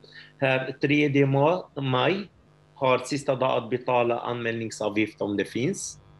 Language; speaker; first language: Swedish; non-native, fluent; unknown